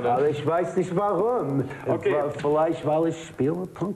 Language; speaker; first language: German; non-native, learner; English